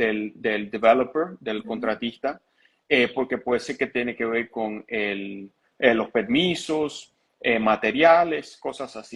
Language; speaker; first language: Spanish; early bilingual, heritage; Spanish